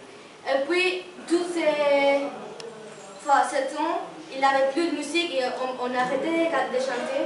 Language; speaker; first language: French; non-native, learner; Spanish